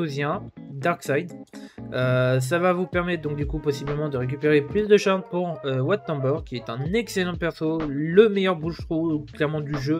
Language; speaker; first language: French; native; French